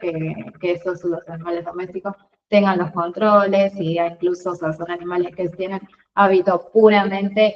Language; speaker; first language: Spanish; native; Spanish